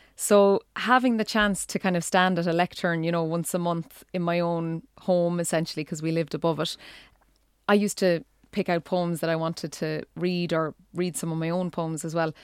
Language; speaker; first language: English; native; English